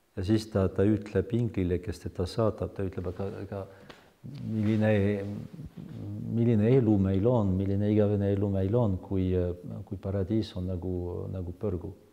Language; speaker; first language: Estonian; non-native, fluent; French